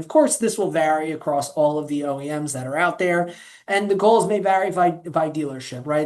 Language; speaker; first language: English; native; English